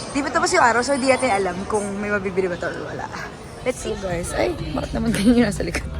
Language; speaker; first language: Filipino; native; Filipino